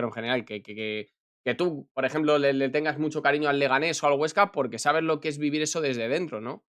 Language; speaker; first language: Spanish; native; Spanish